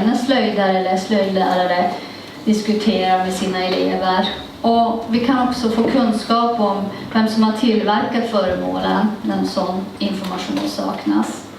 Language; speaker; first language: Swedish; native; Swedish